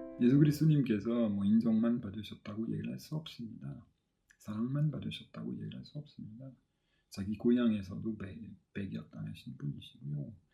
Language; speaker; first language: Korean; non-native, fluent; French